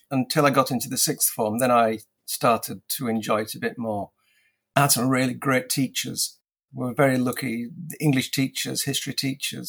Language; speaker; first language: English; native; English